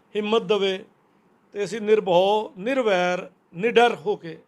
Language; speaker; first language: Hindi; non-native, local second language; Punjabi